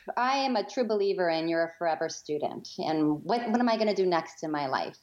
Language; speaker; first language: English; native; English